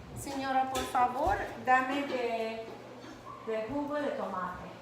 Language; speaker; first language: Spanish; non-native, learner; English